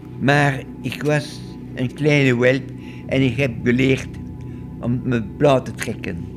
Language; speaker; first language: Dutch; non-native, local second language; French